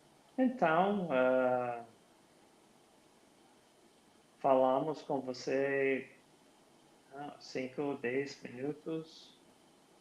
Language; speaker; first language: Portuguese; non-native, learner; English